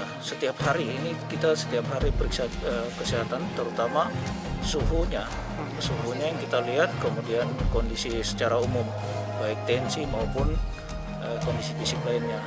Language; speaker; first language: Indonesian; native; Indonesian